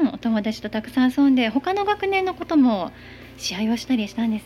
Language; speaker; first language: Japanese; native; Japanese